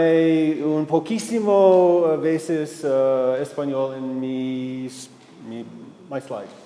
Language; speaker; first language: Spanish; non-native, learner; English